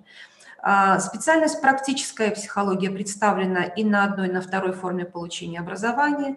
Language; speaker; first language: Russian; native; Russian